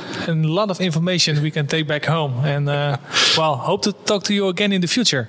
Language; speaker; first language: English; non-native, fluent; Dutch